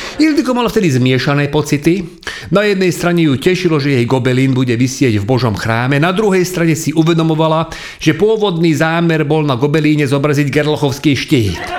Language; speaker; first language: Slovak; non-native, local second language; Hungarian